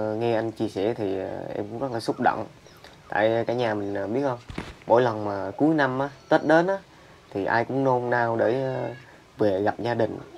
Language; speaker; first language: Vietnamese; native; Vietnamese